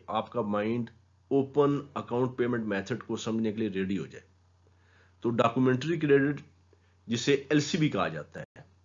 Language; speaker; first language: Urdu; non-native, local second language; Punjabi